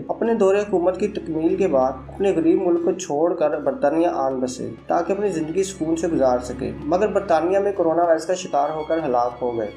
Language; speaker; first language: Urdu; native; Urdu